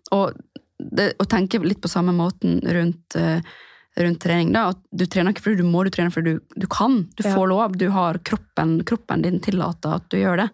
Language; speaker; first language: Norwegian; native; Norwegian